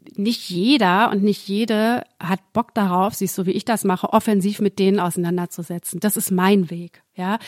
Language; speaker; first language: German; native; German